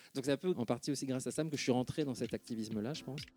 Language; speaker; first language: French; native; French